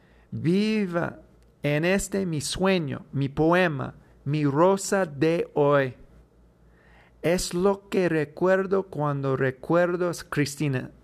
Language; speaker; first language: Spanish; non-native, fluent; English